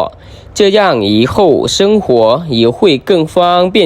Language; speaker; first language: Chinese; non-native, fluent; Khmer